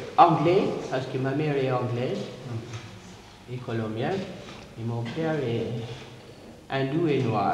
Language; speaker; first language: French; non-native, fluent; English